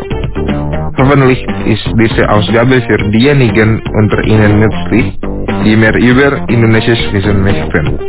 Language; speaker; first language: German; non-native, fluent; Indonesian